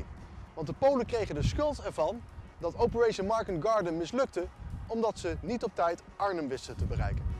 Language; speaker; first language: Dutch; native; Dutch